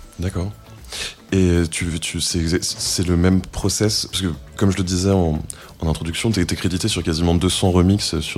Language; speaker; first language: French; native; French